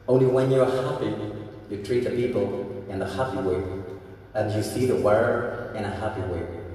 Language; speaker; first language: English; non-native, fluent; Burmese